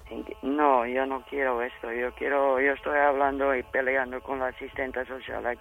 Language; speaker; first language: Spanish; non-native, learner; Dutch